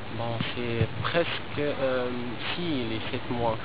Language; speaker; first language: French; non-native, local second language; Arabic